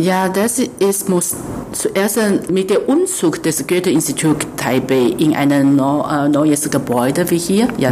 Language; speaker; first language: German; non-native, fluent; Chinese